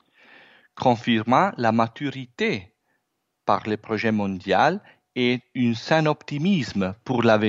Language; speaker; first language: French; non-native, fluent; Italian